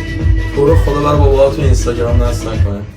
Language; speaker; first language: Persian; native; Persian